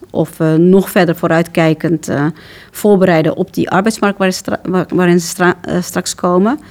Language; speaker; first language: Dutch; early bilingual, other home language; Turkish